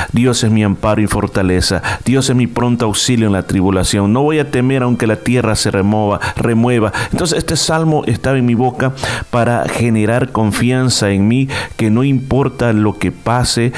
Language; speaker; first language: Spanish; native; Spanish